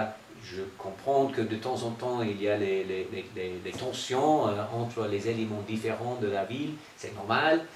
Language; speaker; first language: French; non-native, fluent; English